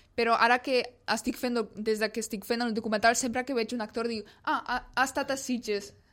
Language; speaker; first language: Catalan; early bilingual, other home language; Polish